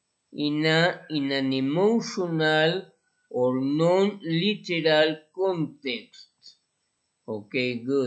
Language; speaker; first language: English; non-native, fluent; Spanish